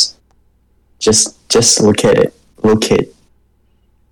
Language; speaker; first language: English; non-native, learner; Japanese